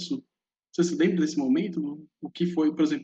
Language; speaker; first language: Portuguese; native; Portuguese